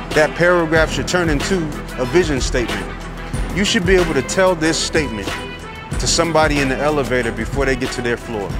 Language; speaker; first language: English; native; English